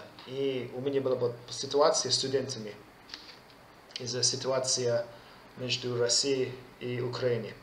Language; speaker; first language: Russian; non-native, fluent; English